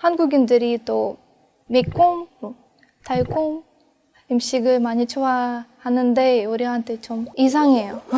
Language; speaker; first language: Korean; non-native, fluent; Russian